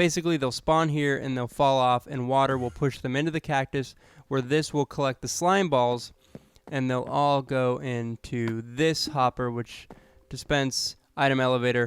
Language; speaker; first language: English; native; English